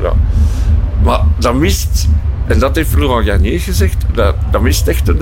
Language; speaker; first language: Dutch; non-native, local second language; French